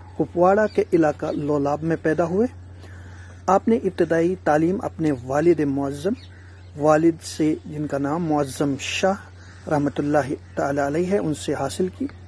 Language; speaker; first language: Urdu; native; Urdu